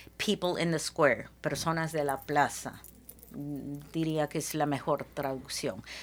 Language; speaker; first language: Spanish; early bilingual, heritage; Spanish